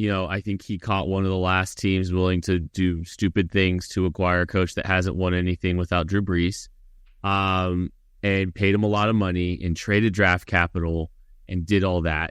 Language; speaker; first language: English; native; English